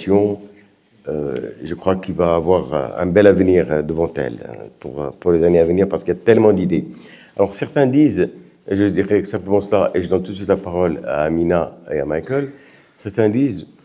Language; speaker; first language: French; non-native, local second language; Arabic